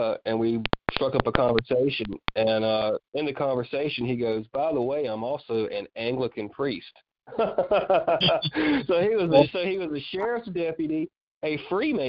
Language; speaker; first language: English; native; English